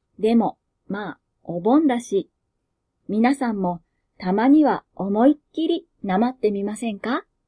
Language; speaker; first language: Japanese; native; Japanese